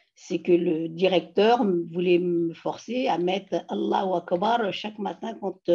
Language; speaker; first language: French; native; French